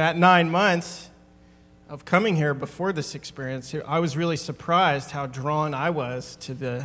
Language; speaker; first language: English; native; English